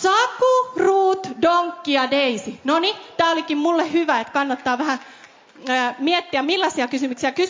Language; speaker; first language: Finnish; native; Finnish